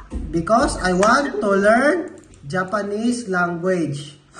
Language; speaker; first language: English; non-native, local second language; Filipino